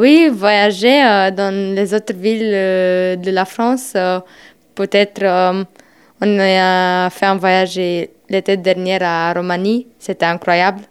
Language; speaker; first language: French; non-native, fluent; Romanian